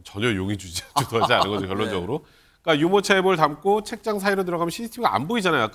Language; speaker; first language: Korean; native; Korean